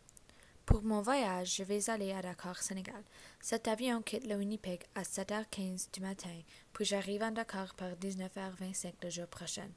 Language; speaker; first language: French; non-native, learner; English